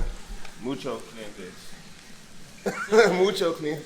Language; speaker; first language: Spanish; non-native, learner; English